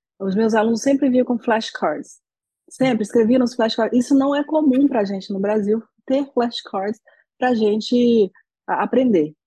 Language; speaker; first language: Portuguese; native; Portuguese